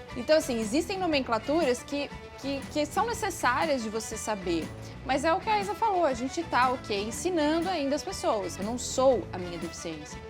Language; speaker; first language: Portuguese; native; Portuguese